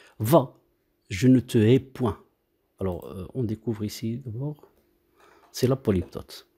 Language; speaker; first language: French; non-native, local second language; Arabic